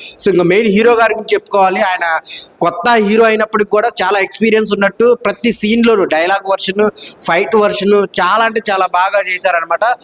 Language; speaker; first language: Telugu; native; Telugu